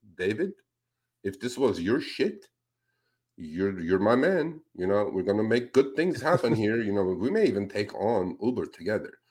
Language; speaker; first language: English; non-native, fluent; Spanish